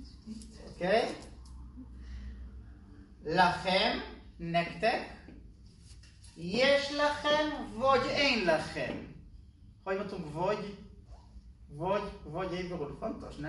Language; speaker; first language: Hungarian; non-native, learner; Hebrew